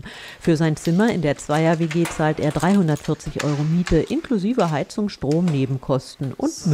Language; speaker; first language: German; native; German